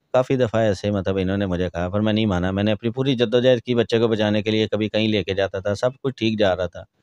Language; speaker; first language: Urdu; non-native, local second language; Punjabi